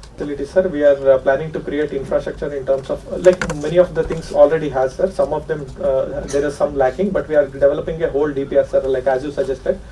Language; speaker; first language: English; non-native, local second language; Telugu